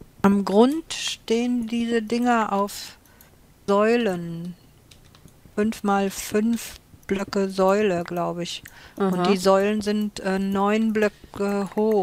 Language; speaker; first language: German; native; German